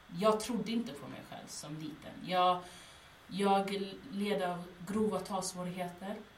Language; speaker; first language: Swedish; early bilingual, other home language; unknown